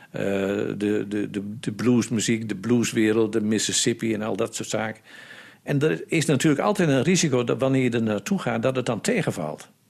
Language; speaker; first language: Dutch; native; Dutch